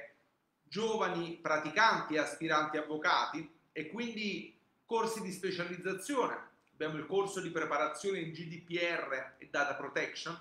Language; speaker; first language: Italian; native; Italian